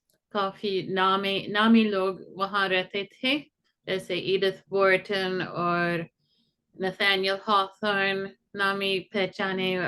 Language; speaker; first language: Hindi; non-native, fluent; English